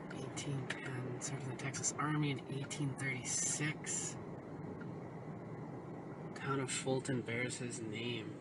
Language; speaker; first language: English; native; English